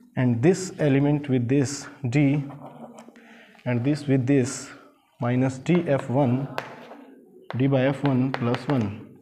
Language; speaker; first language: English; non-native, local second language; Hindi